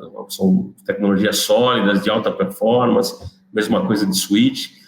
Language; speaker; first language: Portuguese; native; Portuguese